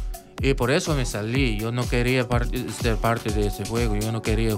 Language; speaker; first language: Spanish; non-native, local second language; English